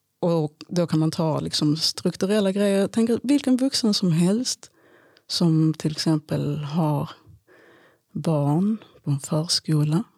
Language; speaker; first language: Swedish; early bilingual, other home language; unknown